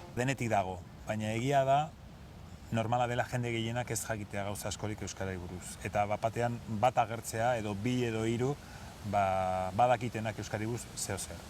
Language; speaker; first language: Basque; non-native, fluent; Spanish